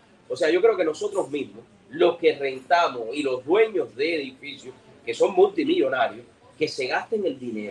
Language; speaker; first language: Spanish; native; Spanish